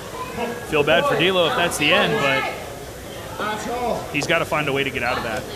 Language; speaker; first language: English; native; English